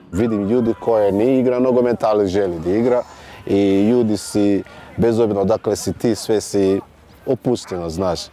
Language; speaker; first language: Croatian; non-native, learner; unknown